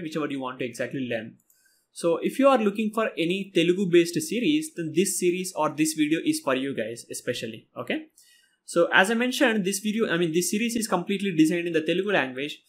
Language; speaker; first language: English; non-native, local second language; Telugu